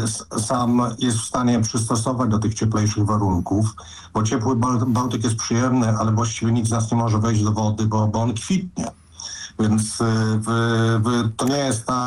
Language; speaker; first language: Polish; native; Polish